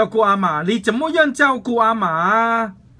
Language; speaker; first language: Chinese; non-native, local second language; Cantonese